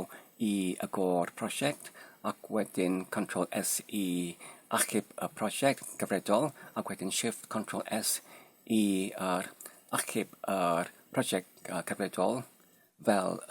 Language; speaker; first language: Welsh; non-native, learner; Polish